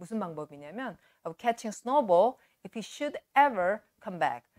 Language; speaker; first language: English; non-native, fluent; Korean